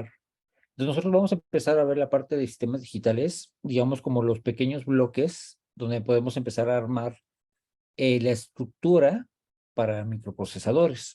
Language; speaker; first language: Spanish; native; Spanish